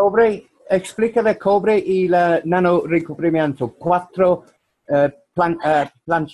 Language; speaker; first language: Spanish; non-native, learner; English